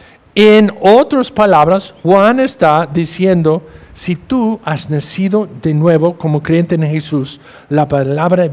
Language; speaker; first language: Spanish; non-native, fluent; English